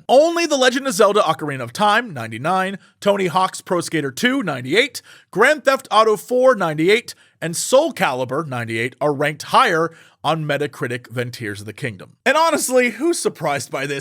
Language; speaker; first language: English; native; English